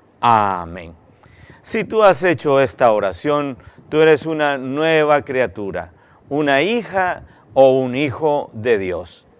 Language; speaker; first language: Spanish; native; Spanish